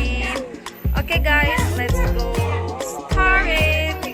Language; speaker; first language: English; non-native, learner; Indonesian